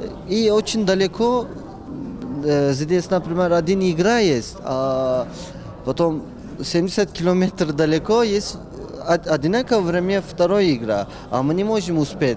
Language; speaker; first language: Russian; non-native, learner; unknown